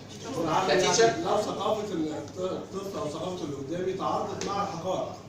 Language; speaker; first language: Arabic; native; Arabic